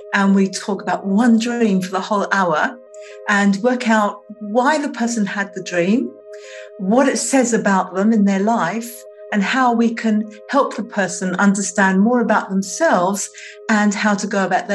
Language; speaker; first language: English; native; English